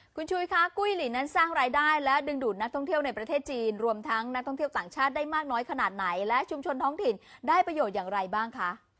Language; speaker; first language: Thai; native; Thai